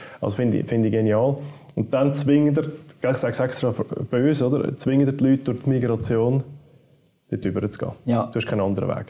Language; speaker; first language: German; native; German